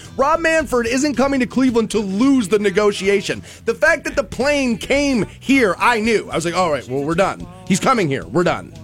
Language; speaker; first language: English; native; English